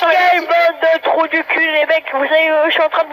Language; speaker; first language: French; native; French